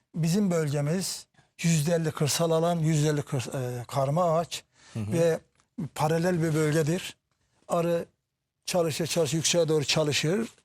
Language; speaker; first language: Turkish; native; Turkish